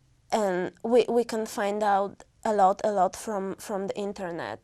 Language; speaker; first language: English; non-native, learner; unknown